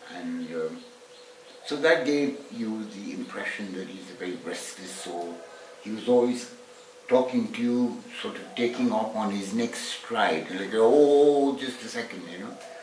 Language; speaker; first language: English; non-native, local second language; Hindi